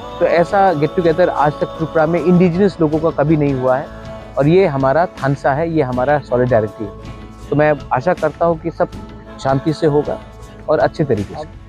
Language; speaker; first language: Hindi; non-native, local second language; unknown